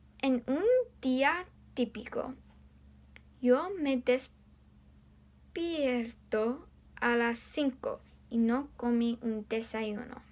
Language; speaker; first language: Spanish; non-native, learner; English